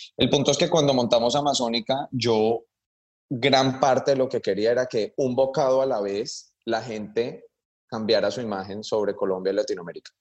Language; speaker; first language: Spanish; early bilingual, heritage; Spanish